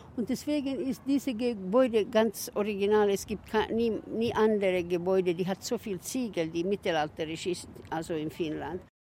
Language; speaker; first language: German; non-native, fluent; Swedish